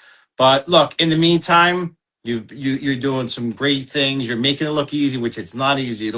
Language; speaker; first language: English; native; English